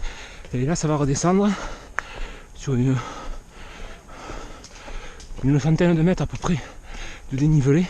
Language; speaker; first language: French; native; French